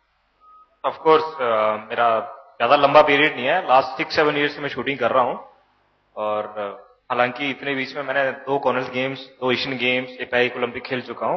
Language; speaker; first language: Hindi; native; Hindi